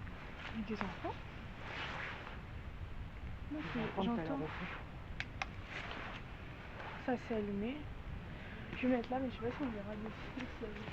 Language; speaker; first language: French; native; French